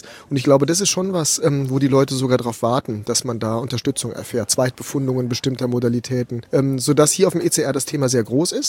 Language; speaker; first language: German; native; German